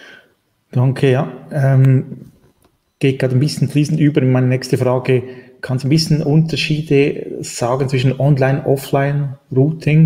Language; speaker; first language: German; native; German